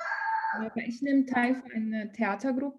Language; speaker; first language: German; non-native, learner; Portuguese